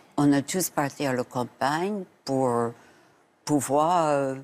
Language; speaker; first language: French; non-native, fluent; English